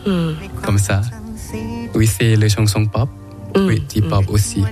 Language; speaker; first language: French; non-native, learner; Thai